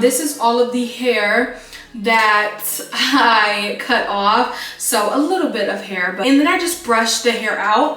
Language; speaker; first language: English; native; English